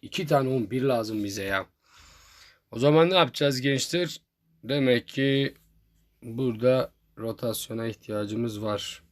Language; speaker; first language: Turkish; native; Turkish